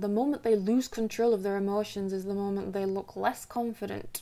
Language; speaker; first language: English; native; English